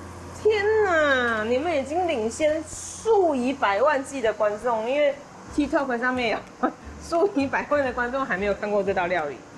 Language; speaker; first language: Chinese; native; Chinese